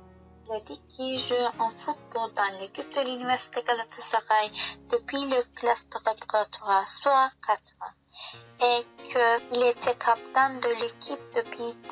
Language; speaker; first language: French; non-native, learner; Turkish